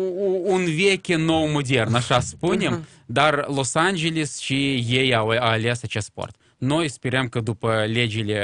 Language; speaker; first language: Romanian; non-native, local second language; Russian